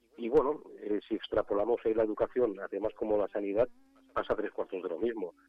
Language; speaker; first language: Spanish; native; Spanish